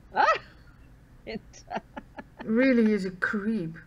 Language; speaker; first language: English; non-native, fluent; Dutch